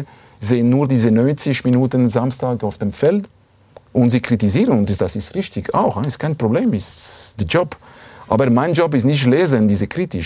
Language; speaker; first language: German; non-native, fluent; Italian